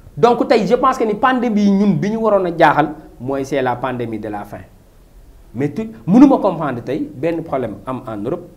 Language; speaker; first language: French; non-native, local second language; Wolof